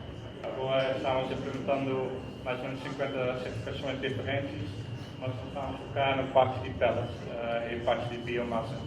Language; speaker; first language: Portuguese; non-native, fluent; Dutch